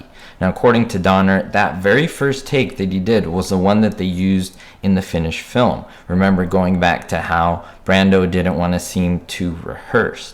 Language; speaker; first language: English; native; English